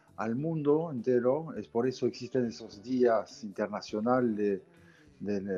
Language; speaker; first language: Spanish; non-native, fluent; French